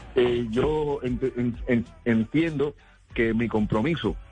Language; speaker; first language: Spanish; native; Spanish